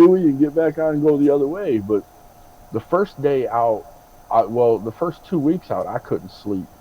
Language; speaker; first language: English; native; English